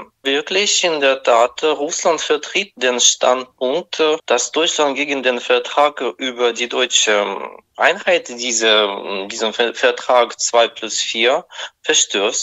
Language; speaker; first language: German; non-native, fluent; Russian